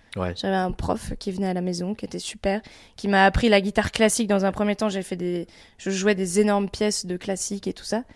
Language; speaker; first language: French; native; French